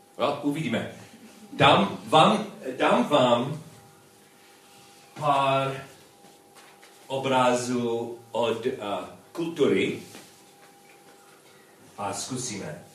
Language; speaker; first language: Czech; non-native, learner; English